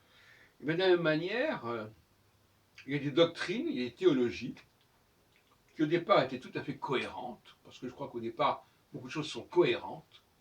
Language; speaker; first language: French; native; French